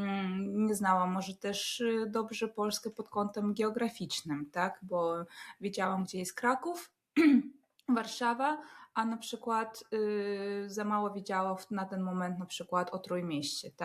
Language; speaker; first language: Polish; non-native, fluent; Russian